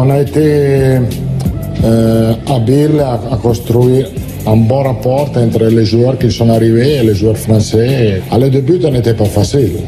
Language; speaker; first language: French; non-native, fluent; Italian